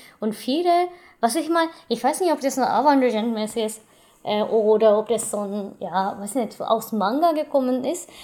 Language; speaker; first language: German; non-native, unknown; Japanese